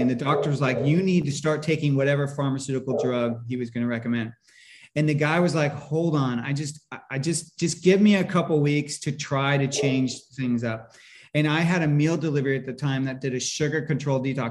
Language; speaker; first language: English; native; English